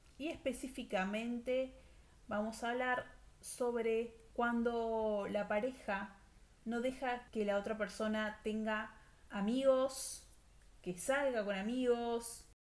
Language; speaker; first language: Spanish; native; Spanish